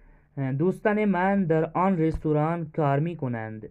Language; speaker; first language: Persian; non-native, fluent; Urdu